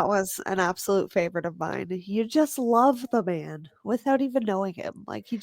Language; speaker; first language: English; native; English